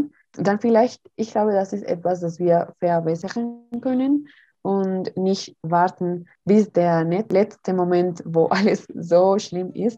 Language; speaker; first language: German; non-native, learner; Spanish